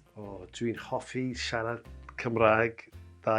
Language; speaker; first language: Welsh; non-native, learner; English